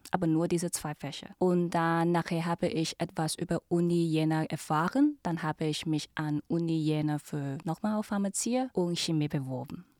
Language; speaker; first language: German; non-native, fluent; Cantonese